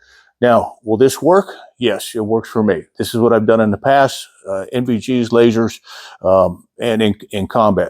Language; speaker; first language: English; native; English